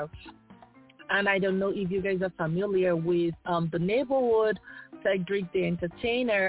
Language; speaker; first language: English; non-native, local second language; Yoruba